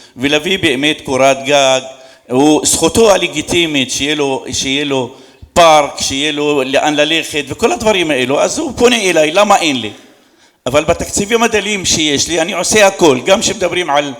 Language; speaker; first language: Hebrew; non-native, local second language; Arabic